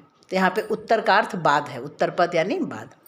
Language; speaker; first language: Hindi; native; Hindi